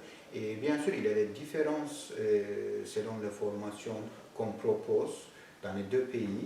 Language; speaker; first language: French; non-native, fluent; Turkish